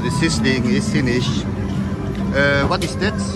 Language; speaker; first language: English; non-native, learner; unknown